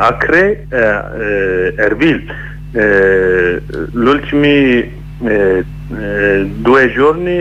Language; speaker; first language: Italian; non-native, learner; Kurdish